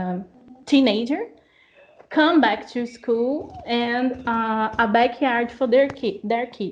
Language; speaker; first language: English; non-native, learner; Portuguese